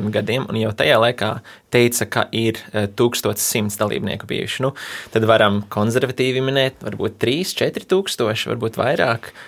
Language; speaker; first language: Latvian; early bilingual, heritage; Latvian